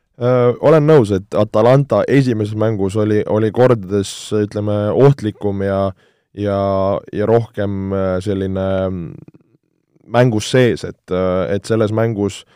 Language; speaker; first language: Estonian; native; Estonian